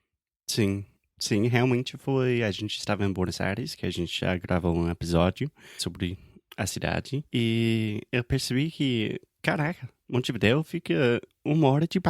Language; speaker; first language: Portuguese; non-native, fluent; English